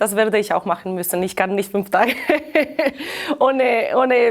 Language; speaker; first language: German; non-native, fluent; Catalan